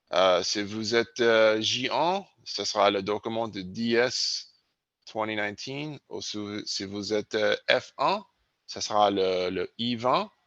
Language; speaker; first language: French; non-native, learner; English